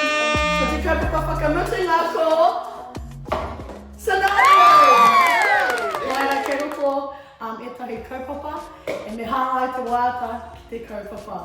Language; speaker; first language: Māori; non-native, local second language; English